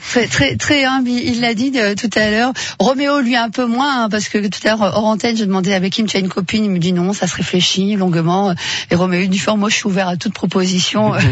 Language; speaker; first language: French; native; French